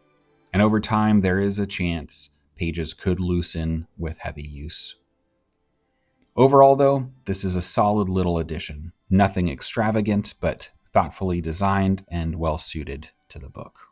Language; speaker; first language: English; native; English